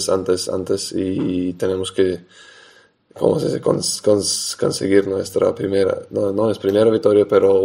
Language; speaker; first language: Spanish; non-native, fluent; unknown